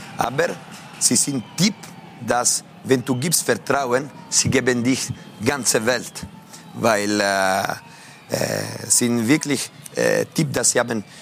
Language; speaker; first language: German; non-native, local second language; Italian